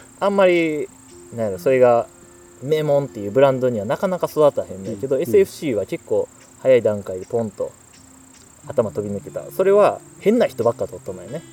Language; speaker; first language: Japanese; native; Japanese